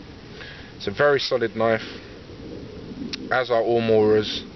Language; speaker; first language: English; native; English